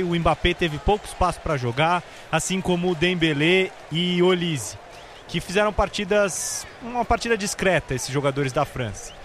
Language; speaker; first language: Portuguese; native; Portuguese